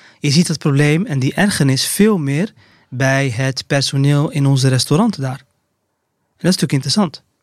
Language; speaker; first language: Dutch; early bilingual, other home language; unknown